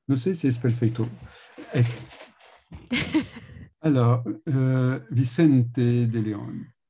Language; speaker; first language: Spanish; non-native, learner; French